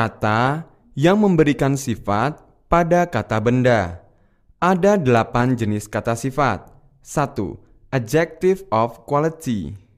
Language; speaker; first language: Indonesian; native; Indonesian